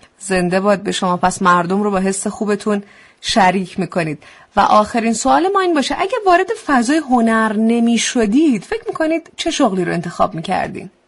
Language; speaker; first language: Persian; native; Persian